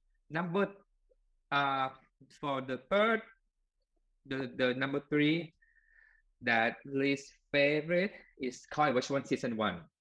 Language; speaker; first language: English; non-native, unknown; Thai